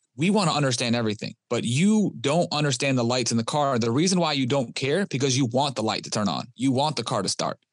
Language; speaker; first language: English; native; English